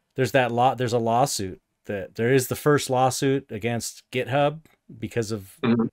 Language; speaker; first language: English; native; English